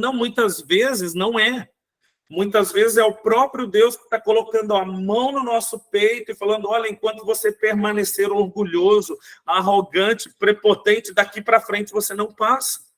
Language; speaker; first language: Portuguese; native; Portuguese